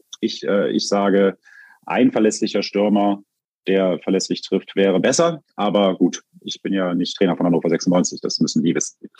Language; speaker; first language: German; native; German